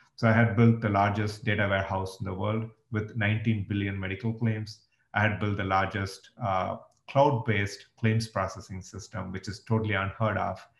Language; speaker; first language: English; non-native, local second language; Tamil